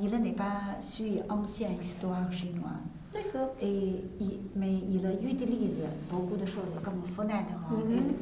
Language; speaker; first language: French; non-native, learner; Chinese